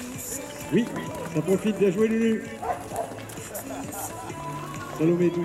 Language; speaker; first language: French; native; French